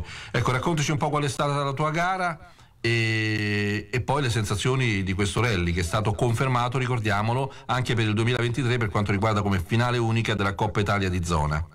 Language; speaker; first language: Italian; native; Italian